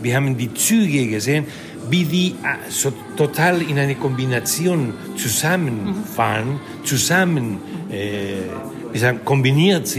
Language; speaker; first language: German; non-native, fluent; Spanish